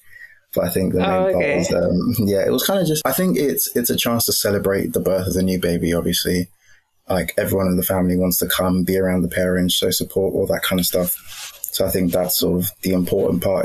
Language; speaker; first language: English; native; English